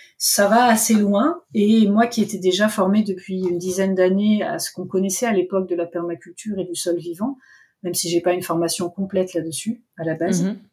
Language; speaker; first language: French; native; French